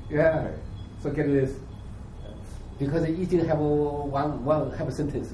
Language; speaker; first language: English; non-native, learner; Chinese